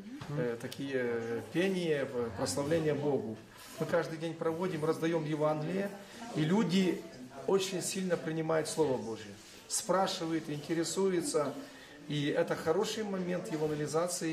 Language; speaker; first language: Russian; non-native, local second language; Ukrainian